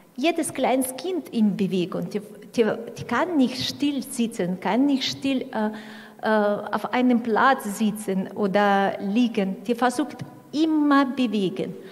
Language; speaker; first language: German; non-native, fluent; Russian